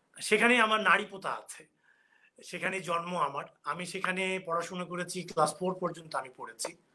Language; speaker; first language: Bangla; native; Bangla